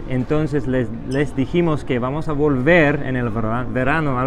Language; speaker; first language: Spanish; non-native, fluent; English